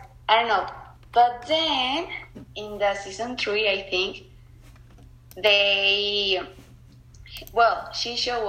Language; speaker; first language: English; non-native, learner; Spanish